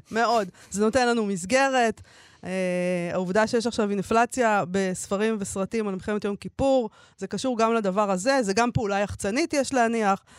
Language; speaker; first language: Hebrew; native; Hebrew